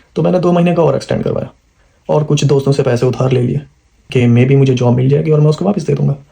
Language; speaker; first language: Urdu; non-native, local second language; Punjabi